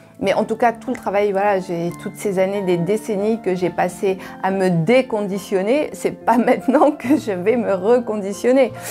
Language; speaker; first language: French; non-native, local second language; Arabic